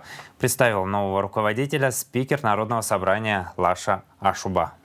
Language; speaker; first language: Russian; native; Russian